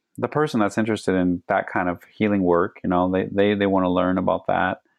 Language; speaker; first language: English; native; English